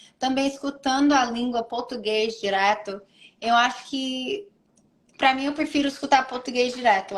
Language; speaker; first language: Portuguese; early bilingual, heritage; English